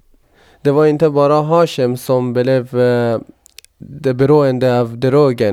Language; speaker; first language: Swedish; non-native, fluent; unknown